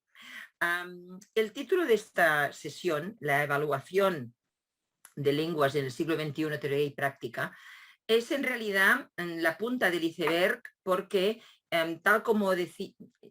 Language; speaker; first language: Spanish; non-native, local second language; Catalan